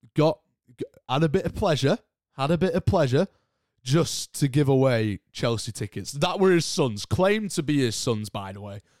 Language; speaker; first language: English; native; English